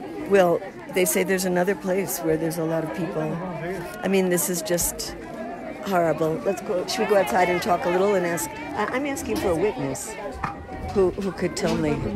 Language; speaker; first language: English; native; English